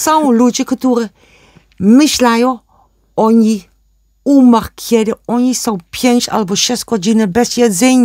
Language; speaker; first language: Polish; non-native, learner; Dutch